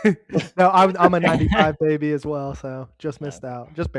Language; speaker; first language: English; native; English